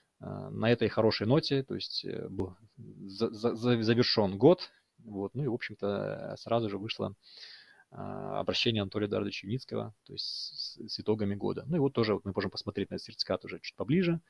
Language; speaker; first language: Russian; native; Russian